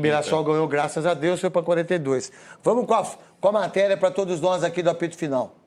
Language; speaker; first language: Portuguese; native; Portuguese